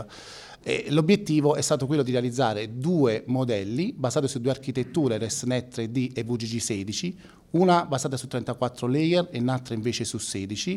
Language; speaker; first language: Italian; native; Italian